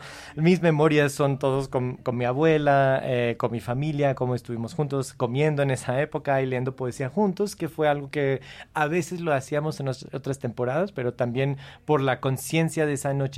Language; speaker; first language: Spanish; early bilingual, heritage; Spanish